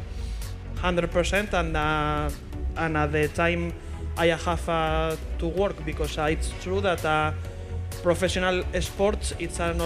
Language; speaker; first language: English; non-native, fluent; Spanish